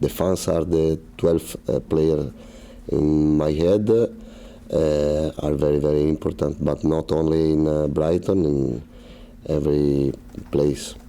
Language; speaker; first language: English; non-native, learner; Italian